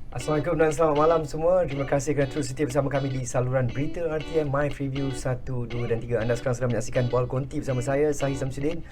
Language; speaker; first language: Malay; native; Malay